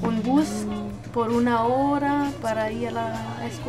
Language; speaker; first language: Spanish; non-native, learner; German